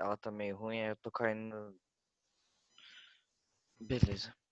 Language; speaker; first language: Portuguese; native; Portuguese